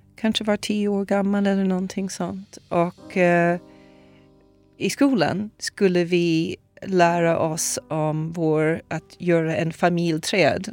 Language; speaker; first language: Swedish; non-native, fluent; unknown